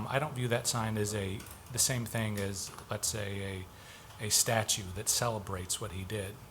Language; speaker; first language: English; native; English